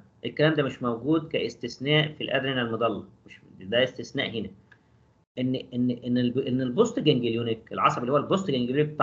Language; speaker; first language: Arabic; native; Arabic